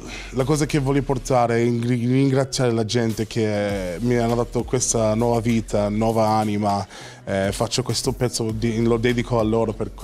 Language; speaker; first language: Italian; non-native, fluent; English